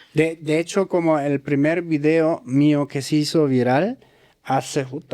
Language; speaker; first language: Spanish; native; Spanish